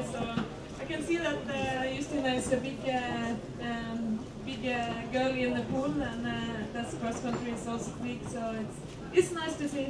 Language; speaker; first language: English; non-native, fluent; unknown